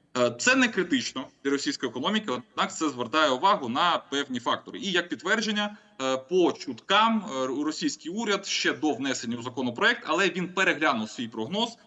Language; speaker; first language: Ukrainian; non-native, local second language; Russian